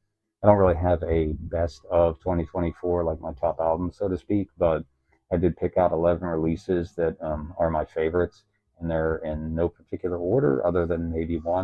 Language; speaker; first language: English; native; English